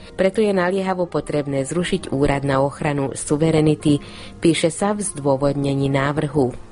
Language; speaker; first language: Slovak; non-native, local second language; Hungarian